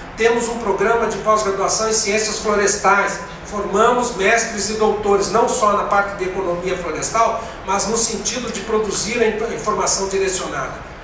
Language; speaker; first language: Portuguese; native; Portuguese